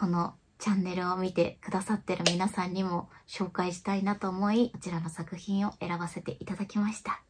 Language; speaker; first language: Japanese; native; Japanese